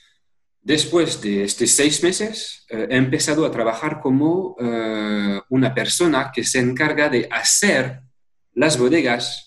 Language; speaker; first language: Spanish; non-native, fluent; French